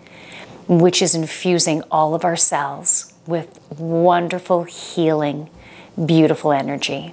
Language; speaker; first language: English; native; English